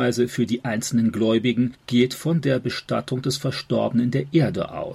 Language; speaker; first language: German; native; German